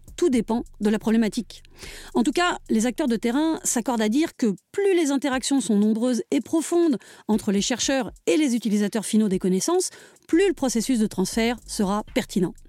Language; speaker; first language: French; native; French